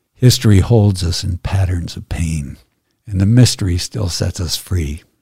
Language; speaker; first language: English; native; English